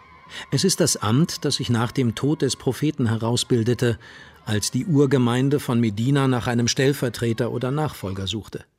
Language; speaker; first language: German; native; German